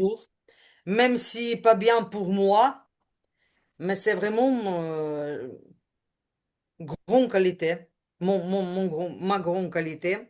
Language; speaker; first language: French; non-native, learner; Ukrainian